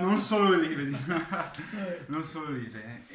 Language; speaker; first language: Italian; early bilingual, heritage; English